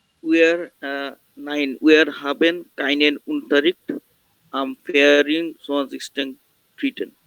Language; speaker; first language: German; non-native, learner; Bangla